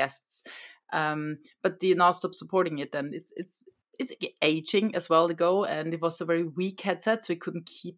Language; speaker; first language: English; non-native, fluent; German